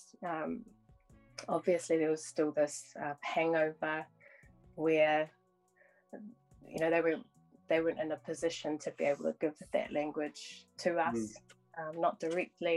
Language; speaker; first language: English; native; English